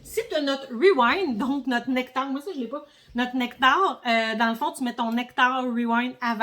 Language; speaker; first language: French; native; French